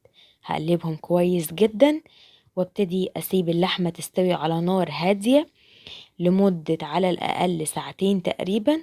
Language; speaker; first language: Arabic; native; Arabic